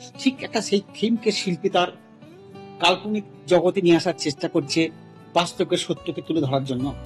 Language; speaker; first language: Bangla; non-native, local second language; Santali